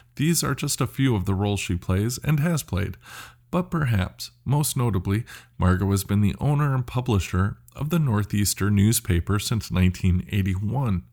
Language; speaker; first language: English; native; English